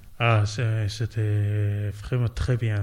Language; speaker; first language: French; non-native, learner; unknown